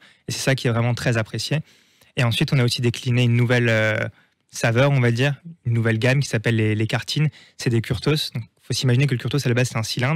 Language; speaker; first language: French; native; French